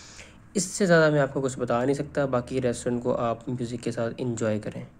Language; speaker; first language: Urdu; non-native, local second language; Punjabi